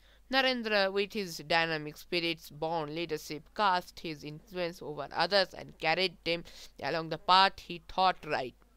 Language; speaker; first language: English; non-native, local second language; Bangla